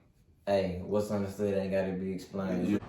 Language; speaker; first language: English; native; English